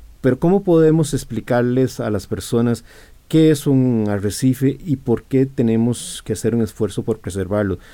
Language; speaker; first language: Spanish; native; Spanish